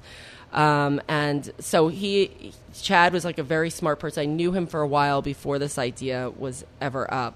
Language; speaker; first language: English; native; English